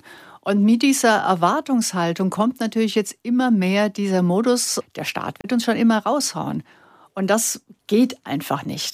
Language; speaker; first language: German; native; German